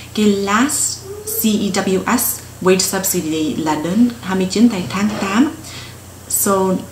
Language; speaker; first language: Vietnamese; early bilingual, heritage; Vietnamese